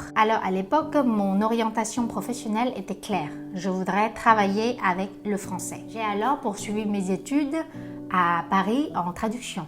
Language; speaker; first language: French; non-native, fluent; Vietnamese